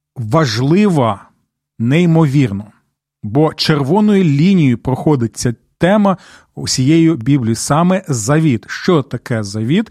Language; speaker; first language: Ukrainian; non-native, local second language; Russian